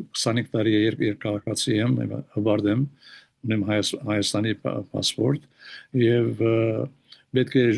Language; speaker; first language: Armenian; early bilingual, heritage; Armenian